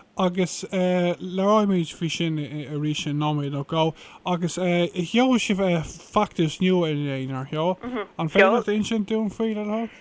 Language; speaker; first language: Irish; non-native, local second language; English